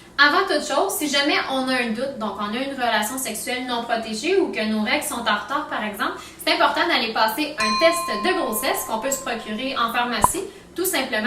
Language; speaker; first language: French; native; French